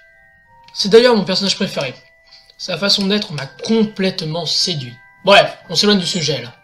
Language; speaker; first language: French; native; French